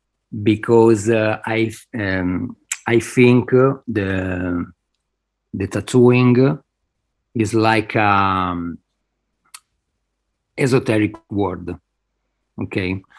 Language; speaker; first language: English; non-native, fluent; Spanish